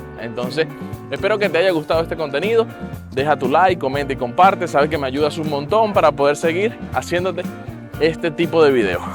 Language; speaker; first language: Spanish; native; Spanish